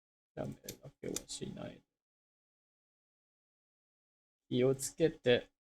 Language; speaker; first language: Japanese; non-native, learner; English